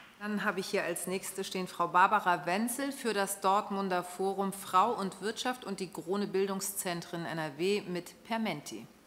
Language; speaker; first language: German; native; German